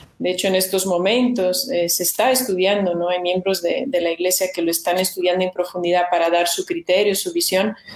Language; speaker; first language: Spanish; non-native, fluent; Portuguese